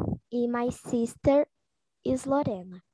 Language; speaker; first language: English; non-native, learner; Portuguese